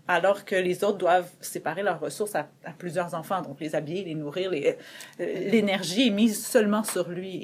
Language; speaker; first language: French; native; French